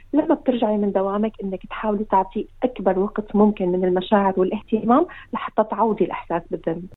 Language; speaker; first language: Arabic; native; Arabic